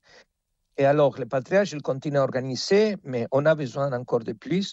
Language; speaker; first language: French; non-native, fluent; Spanish